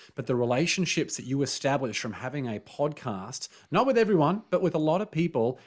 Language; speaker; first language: English; native; English